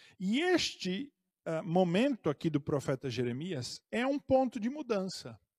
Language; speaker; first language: Portuguese; native; Portuguese